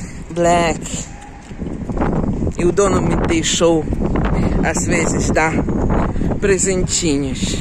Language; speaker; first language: Portuguese; non-native, learner; Ukrainian